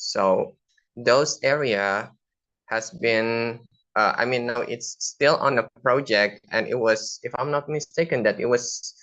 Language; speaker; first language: English; non-native, local second language; Indonesian